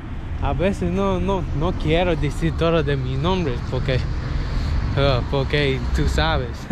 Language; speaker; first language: Spanish; non-native, learner; English